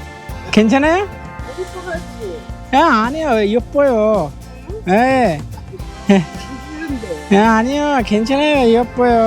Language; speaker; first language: Korean; non-native, learner; Bangla